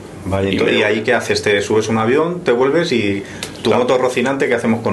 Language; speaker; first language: Spanish; native; Spanish